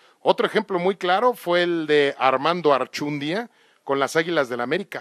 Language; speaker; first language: Spanish; native; Spanish